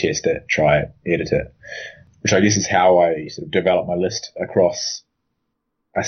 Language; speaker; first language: English; native; English